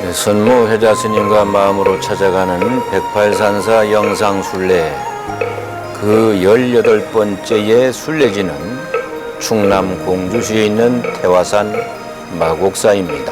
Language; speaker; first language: Korean; native; Korean